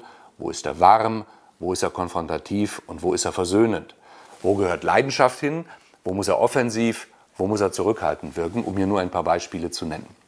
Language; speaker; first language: German; native; German